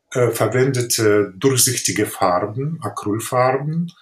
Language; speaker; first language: German; non-native, fluent; Ukrainian